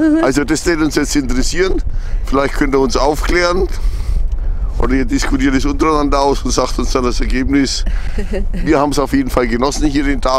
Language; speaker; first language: German; native; German